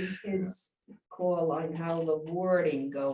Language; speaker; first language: English; native; English